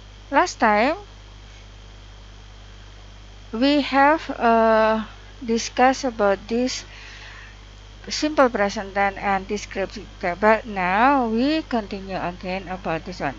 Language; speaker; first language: English; non-native, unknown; Indonesian